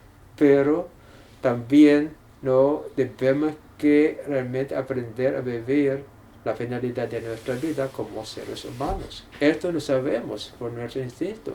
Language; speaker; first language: Spanish; non-native, learner; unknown